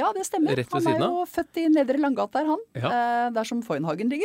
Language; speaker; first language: Norwegian; native; Norwegian